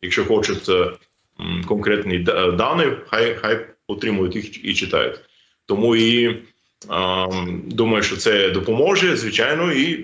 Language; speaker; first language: Ukrainian; non-native, fluent; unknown